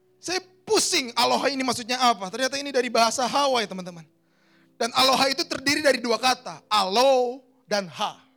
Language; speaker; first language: Indonesian; native; Indonesian